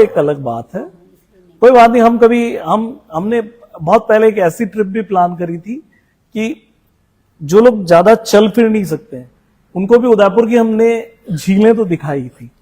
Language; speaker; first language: Hindi; native; Hindi